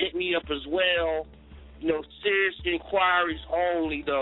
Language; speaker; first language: English; native; English